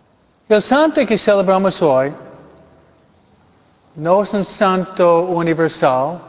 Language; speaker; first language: Spanish; non-native, fluent; English